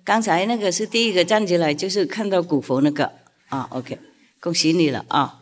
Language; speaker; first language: Chinese; non-native, fluent; Vietnamese